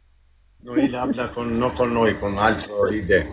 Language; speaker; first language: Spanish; non-native, learner; Albanian